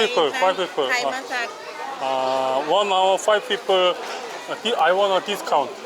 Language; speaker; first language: English; non-native, learner; Korean